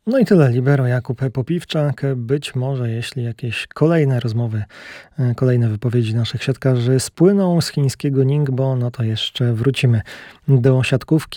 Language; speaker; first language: Polish; native; Polish